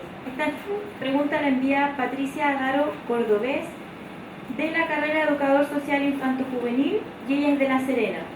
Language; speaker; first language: Spanish; native; Spanish